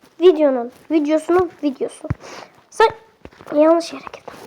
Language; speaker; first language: Turkish; native; Turkish